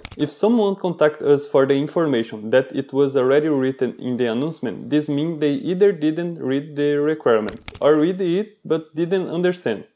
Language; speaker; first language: English; non-native, learner; Portuguese